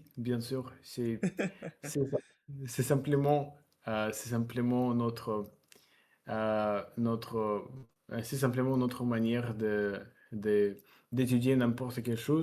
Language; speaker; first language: French; non-native, learner; Russian